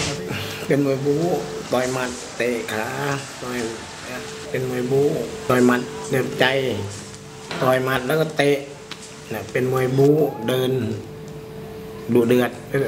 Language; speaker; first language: Thai; native; Thai